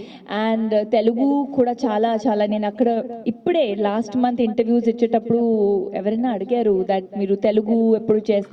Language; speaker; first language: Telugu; non-native, fluent; Hindi